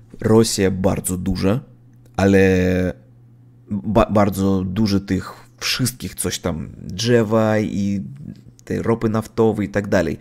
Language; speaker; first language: Polish; non-native, learner; Russian